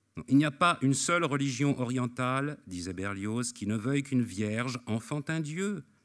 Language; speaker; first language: French; native; French